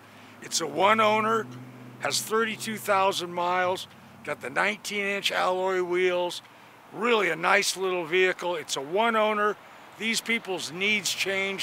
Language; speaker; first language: English; native; English